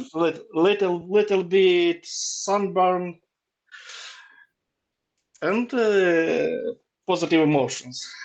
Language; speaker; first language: English; non-native, learner; Ukrainian